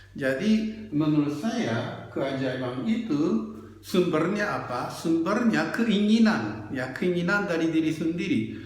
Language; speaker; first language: Indonesian; non-native, fluent; Japanese